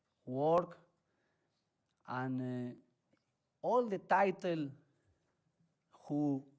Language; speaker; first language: English; non-native, learner; Spanish